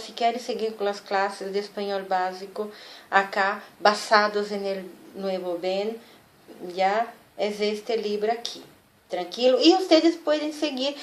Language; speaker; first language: Spanish; non-native, fluent; Portuguese